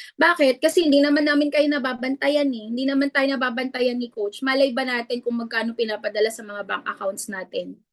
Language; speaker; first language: Filipino; non-native, local second language; Iloko